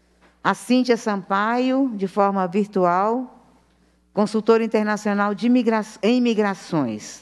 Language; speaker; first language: Portuguese; native; Portuguese